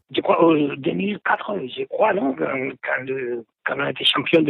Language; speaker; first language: French; non-native, fluent; Spanish